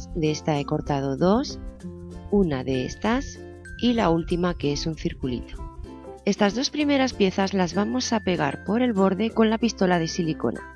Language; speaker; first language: Spanish; native; Spanish